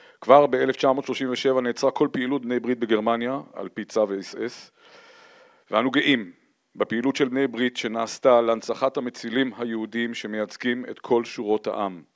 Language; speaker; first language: Hebrew; native; Hebrew